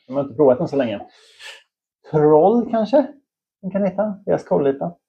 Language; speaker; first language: Swedish; native; Swedish